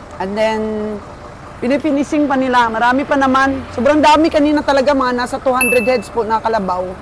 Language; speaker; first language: Filipino; non-native, local second language; Cebuano